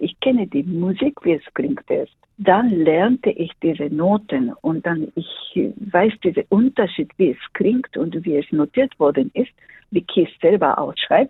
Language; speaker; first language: German; non-native, fluent; Japanese